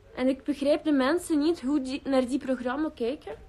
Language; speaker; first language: Dutch; early bilingual, other home language; Russian